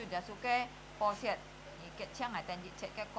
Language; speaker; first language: Chinese; early bilingual, heritage; Hakka Chinese